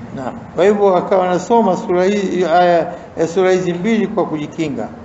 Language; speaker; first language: Swahili; native; Swahili